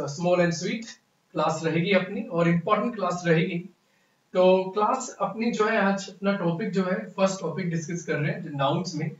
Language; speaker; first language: Hindi; non-native, local second language; Punjabi